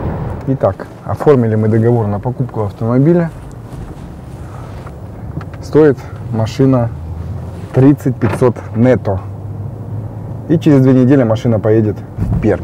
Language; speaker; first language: Russian; native; Russian